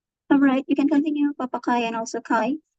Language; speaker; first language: English; non-native, learner; Indonesian